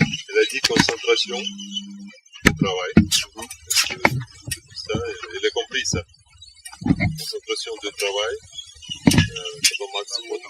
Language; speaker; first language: French; non-native, learner; Russian